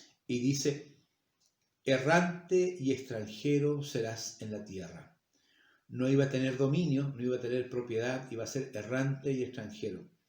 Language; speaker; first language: Spanish; native; Spanish